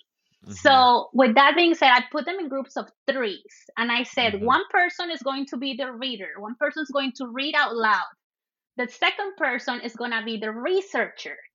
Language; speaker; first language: English; early bilingual, other home language; Spanish